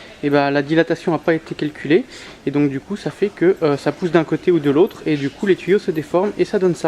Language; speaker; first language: French; native; French